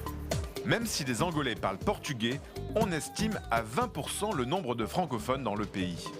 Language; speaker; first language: French; native; French